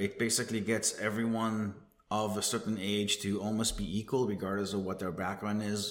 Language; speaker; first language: English; non-native, fluent; Hebrew